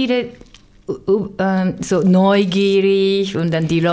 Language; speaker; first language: German; non-native, learner; Japanese